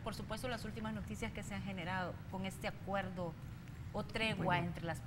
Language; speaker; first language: Spanish; native; Spanish